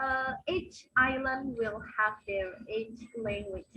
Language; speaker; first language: English; non-native, fluent; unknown